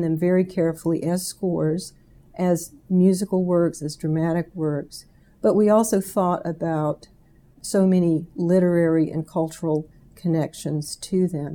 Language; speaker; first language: English; native; English